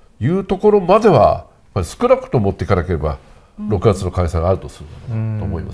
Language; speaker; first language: Japanese; native; Japanese